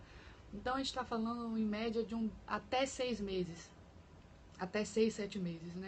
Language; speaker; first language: Portuguese; native; Portuguese